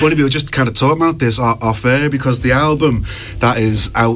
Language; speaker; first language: English; native; English